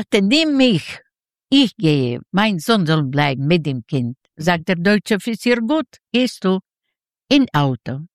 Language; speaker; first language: German; non-native, learner; Yiddish